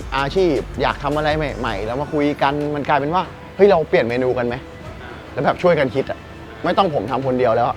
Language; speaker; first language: Thai; native; Thai